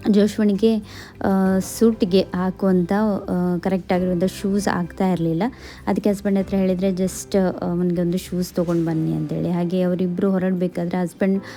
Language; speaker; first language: Kannada; native; Kannada